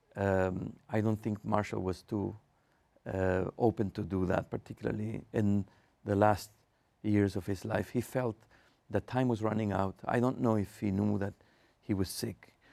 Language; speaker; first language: English; non-native, fluent; Spanish